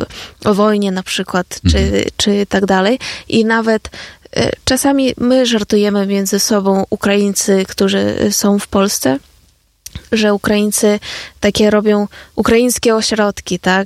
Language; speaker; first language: Polish; non-native, fluent; Ukrainian